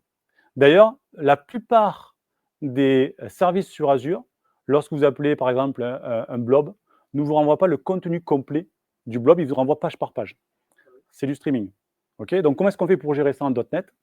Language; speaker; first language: French; native; French